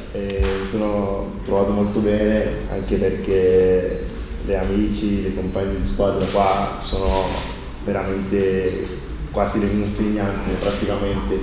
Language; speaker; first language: Italian; non-native, learner; Spanish